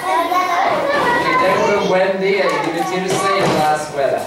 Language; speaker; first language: Spanish; non-native, learner; English